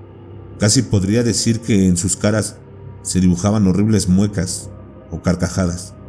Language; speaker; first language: Spanish; native; Spanish